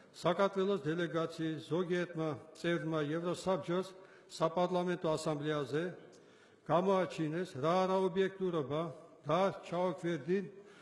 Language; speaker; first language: Georgian; non-native, local second language; Armenian